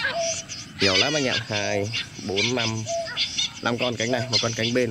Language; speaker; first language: Vietnamese; native; Vietnamese